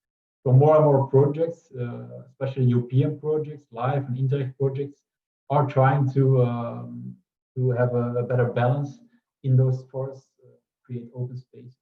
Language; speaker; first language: English; non-native, fluent; Dutch